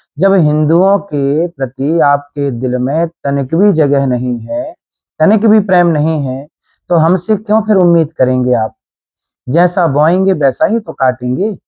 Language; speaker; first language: Hindi; native; Hindi